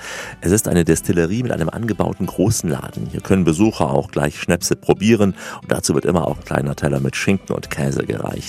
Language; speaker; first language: German; native; German